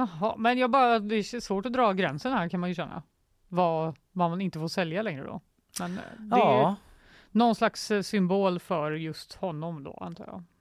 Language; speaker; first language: Swedish; native; Swedish